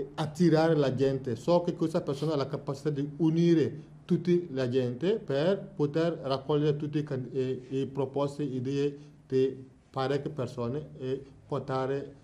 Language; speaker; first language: Italian; non-native, fluent; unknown